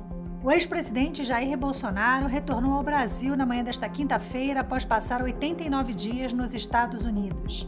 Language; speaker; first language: Portuguese; native; Portuguese